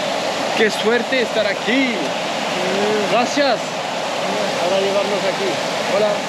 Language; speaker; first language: Spanish; non-native, learner; French